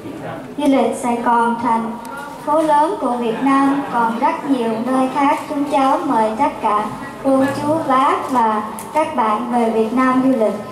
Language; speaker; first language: Vietnamese; early bilingual, heritage; Vietnamese